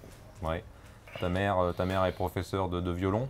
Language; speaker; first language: French; native; French